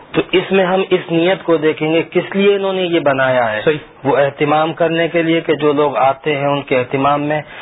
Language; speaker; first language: Urdu; native; Urdu